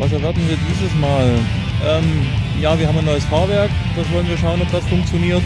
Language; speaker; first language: German; native; German